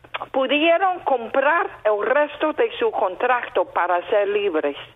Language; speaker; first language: Spanish; non-native, fluent; Chinese